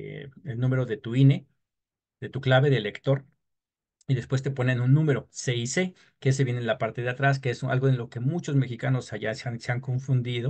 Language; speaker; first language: Spanish; native; Spanish